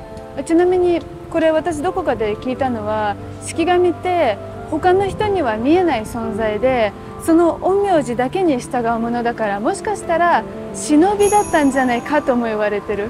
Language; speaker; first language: Japanese; non-native, fluent; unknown